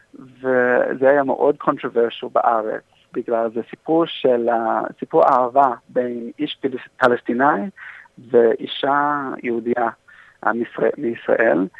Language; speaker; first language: Hebrew; non-native, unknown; English